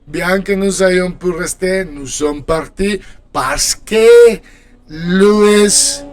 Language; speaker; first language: French; non-native, fluent; Spanish